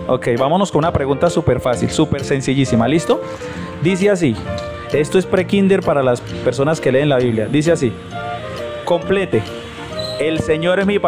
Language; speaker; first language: Spanish; native; Spanish